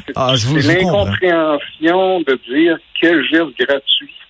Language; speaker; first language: French; native; French